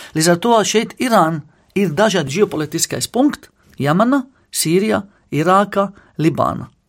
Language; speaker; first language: Latvian; non-native, fluent; Arabic